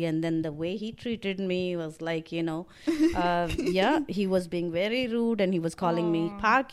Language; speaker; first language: English; non-native, local second language; Punjabi